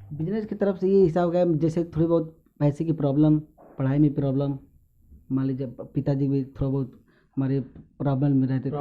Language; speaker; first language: Hindi; native; Hindi